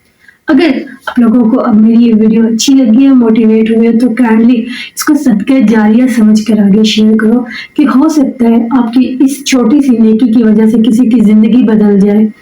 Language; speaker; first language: Urdu; native; Urdu